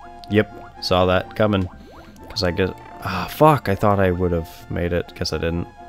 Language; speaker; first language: English; native; English